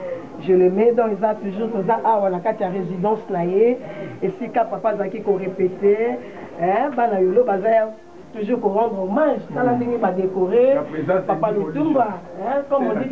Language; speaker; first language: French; non-native, local second language; Lingala